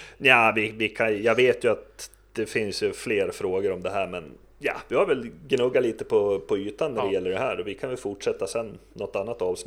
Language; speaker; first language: Swedish; native; Swedish